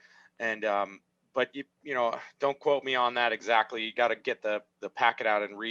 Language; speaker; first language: English; native; English